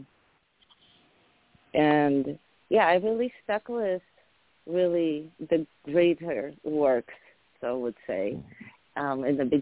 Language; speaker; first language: English; early bilingual, other home language; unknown